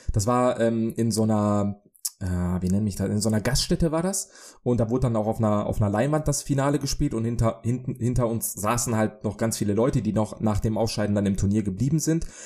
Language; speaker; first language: German; early bilingual, other home language; Polish